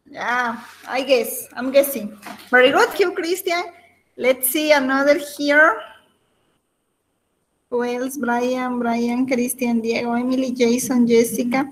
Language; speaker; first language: English; non-native, learner; Spanish